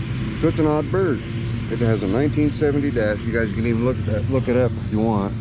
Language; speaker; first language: English; native; English